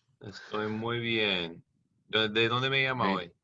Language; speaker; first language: Spanish; non-native, learner; English